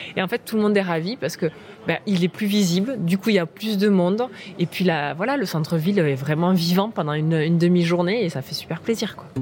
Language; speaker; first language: French; native; French